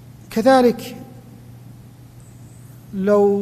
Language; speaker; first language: Arabic; native; Arabic